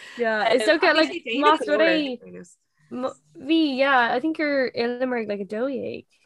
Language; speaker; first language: Irish; non-native, local second language; English